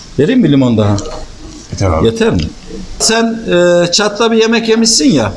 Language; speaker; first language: Turkish; native; Turkish